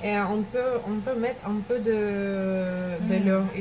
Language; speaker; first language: French; non-native, learner; Russian